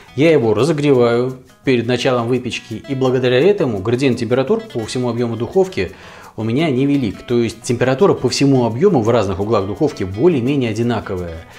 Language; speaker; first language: Russian; native; Russian